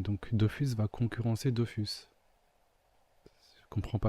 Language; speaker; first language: French; native; French